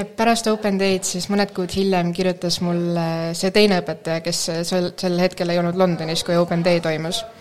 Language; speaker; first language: Estonian; native; Estonian